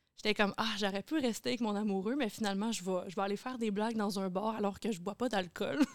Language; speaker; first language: French; native; French